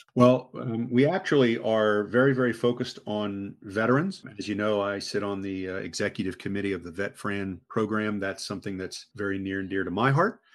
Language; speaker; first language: English; native; English